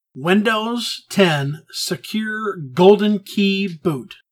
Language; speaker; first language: English; native; English